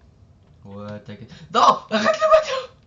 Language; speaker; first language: French; native; French